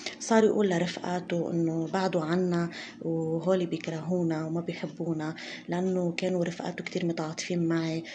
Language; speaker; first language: Arabic; native; Arabic